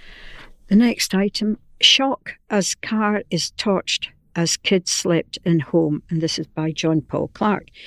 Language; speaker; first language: English; native; English